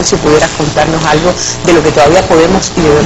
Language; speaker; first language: Spanish; native; Spanish